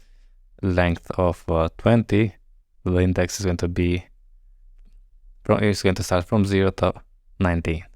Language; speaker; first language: English; non-native, fluent; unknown